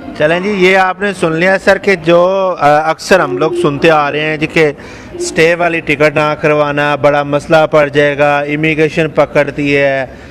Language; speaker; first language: Urdu; non-native, local second language; Punjabi